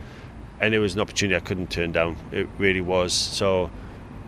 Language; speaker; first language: English; native; English